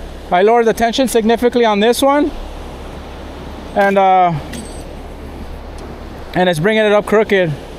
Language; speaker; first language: English; early bilingual, other home language; Spanish